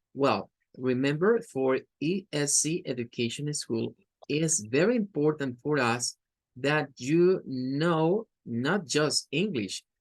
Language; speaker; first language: English; non-native, learner; Spanish